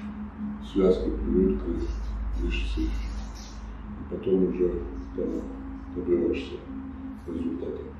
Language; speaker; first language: Russian; non-native, fluent; Georgian